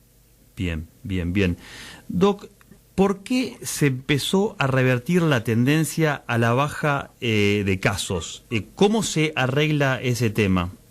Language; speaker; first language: Spanish; native; Spanish